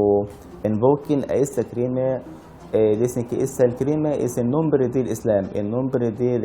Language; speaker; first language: Spanish; non-native, learner; Arabic